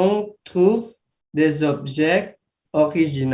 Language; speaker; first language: French; non-native, learner; Indonesian